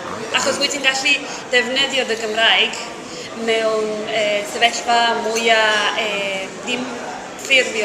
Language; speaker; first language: Welsh; non-native, learner; English